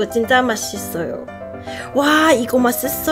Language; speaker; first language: Korean; non-native, learner; Cantonese